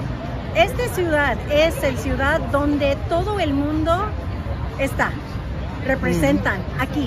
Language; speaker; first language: Spanish; early bilingual, heritage; English